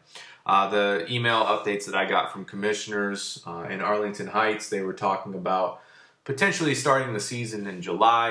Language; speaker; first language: English; native; English